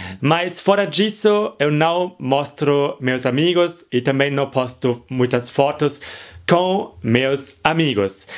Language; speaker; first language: Portuguese; non-native, fluent; German